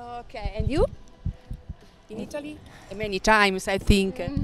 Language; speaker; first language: English; non-native, learner; Italian